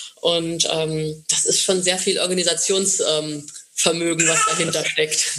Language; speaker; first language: German; non-native, fluent; Portuguese